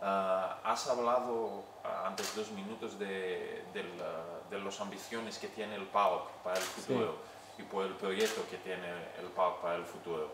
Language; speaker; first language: Spanish; non-native, learner; Greek